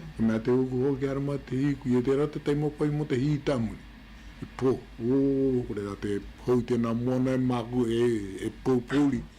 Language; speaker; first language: Māori; native; Māori